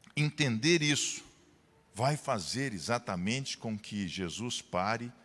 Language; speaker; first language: Portuguese; native; Portuguese